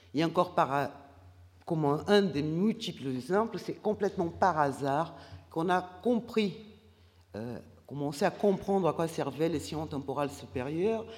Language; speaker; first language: French; non-native, fluent; Portuguese